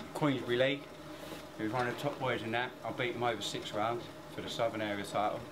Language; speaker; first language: English; native; English